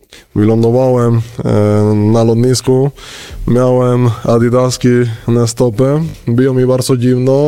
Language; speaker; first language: Polish; non-native, learner; Spanish